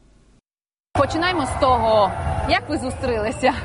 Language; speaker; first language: Ukrainian; non-native, fluent; Hungarian